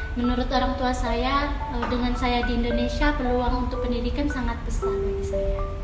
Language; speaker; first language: Indonesian; early bilingual, heritage; Indonesian